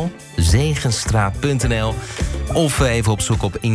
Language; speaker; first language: Dutch; native; Dutch